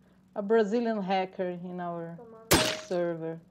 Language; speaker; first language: English; non-native, learner; Portuguese